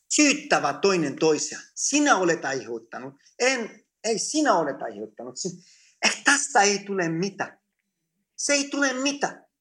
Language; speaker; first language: Finnish; non-native, fluent; Greek